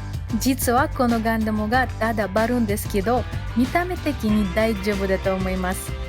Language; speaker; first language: Japanese; non-native, learner; Russian